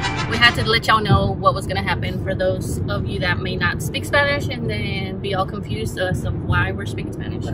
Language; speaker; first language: English; early bilingual, other home language; Spanish